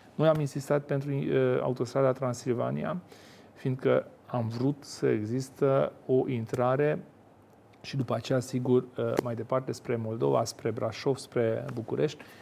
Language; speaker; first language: Romanian; non-native, local second language; Hungarian